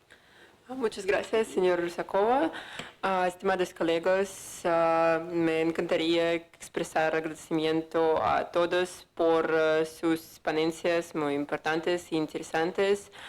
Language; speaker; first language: Spanish; non-native, fluent; Russian